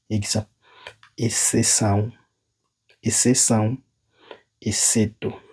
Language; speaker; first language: Portuguese; non-native, fluent; Haitian Creole